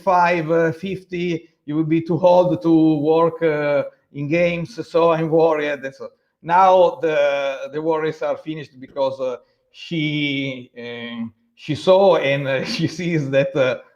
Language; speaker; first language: English; non-native, fluent; Italian